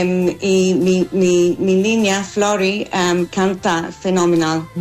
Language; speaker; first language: Spanish; non-native, fluent; English